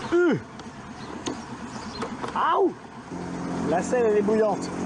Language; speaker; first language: French; native; French